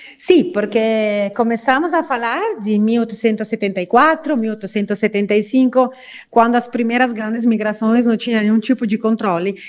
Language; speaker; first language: Portuguese; non-native, fluent; Italian